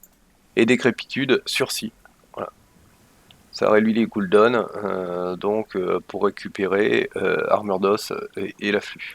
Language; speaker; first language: French; native; French